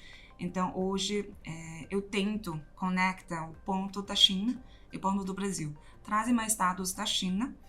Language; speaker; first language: Portuguese; non-native, fluent; Chinese